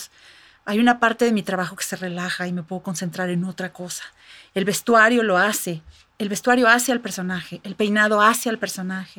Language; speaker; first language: Spanish; native; Spanish